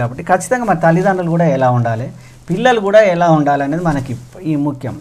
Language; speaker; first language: Telugu; native; Telugu